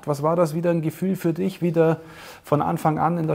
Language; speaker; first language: German; native; German